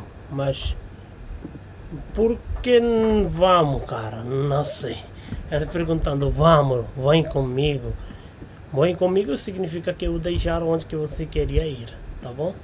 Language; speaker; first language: Portuguese; non-native, learner; Hindi